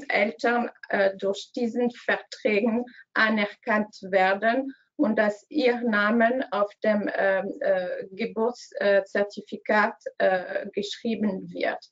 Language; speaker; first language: German; non-native, learner; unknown